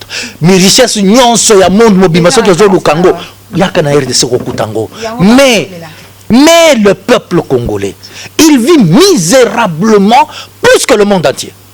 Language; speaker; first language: French; non-native, local second language; Lingala